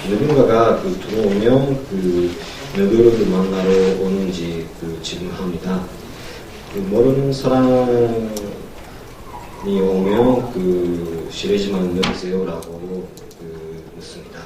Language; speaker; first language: Korean; non-native, learner; Japanese